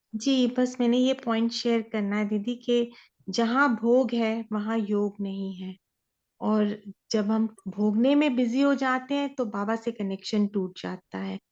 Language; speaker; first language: Hindi; native; Hindi